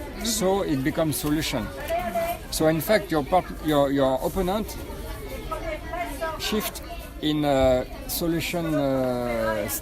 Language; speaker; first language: English; non-native, fluent; French